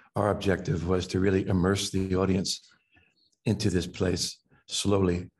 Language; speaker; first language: English; native; English